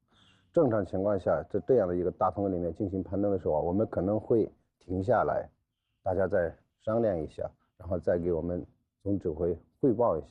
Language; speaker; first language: Chinese; native; Chinese